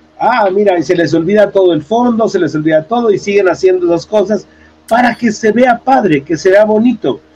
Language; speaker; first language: Spanish; native; Spanish